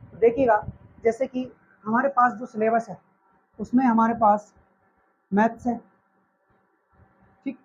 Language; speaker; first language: Hindi; native; Hindi